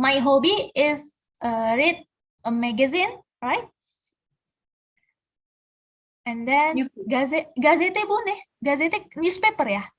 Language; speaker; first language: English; non-native, fluent; Indonesian